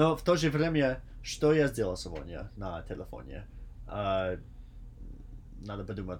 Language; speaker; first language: Russian; non-native, learner; English